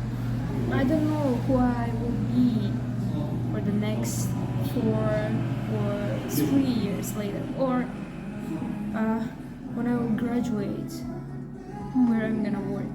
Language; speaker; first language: English; non-native, learner; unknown